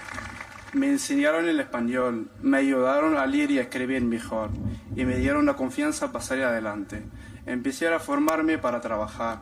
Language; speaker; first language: Spanish; non-native, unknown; Arabic